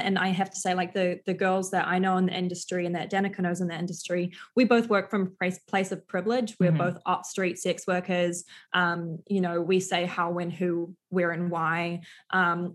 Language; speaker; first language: English; native; English